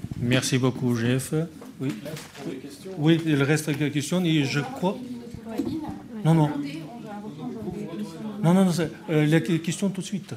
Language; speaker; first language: French; non-native, learner; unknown